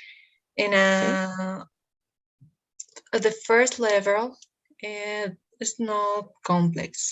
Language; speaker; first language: English; non-native, learner; Spanish